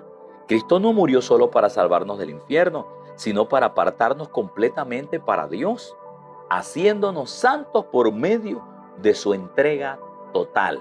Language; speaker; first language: Spanish; native; Spanish